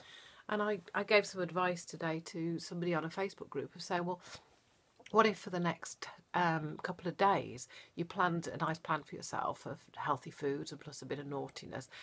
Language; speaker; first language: English; native; English